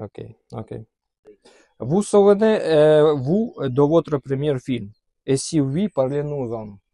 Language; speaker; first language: French; non-native, learner; Russian